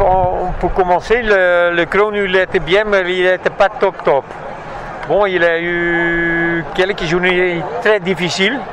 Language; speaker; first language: French; non-native, fluent; Dutch